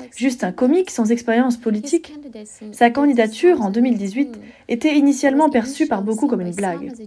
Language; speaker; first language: French; non-native, fluent; Ukrainian